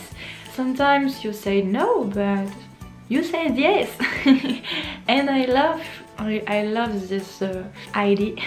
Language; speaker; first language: English; non-native, learner; French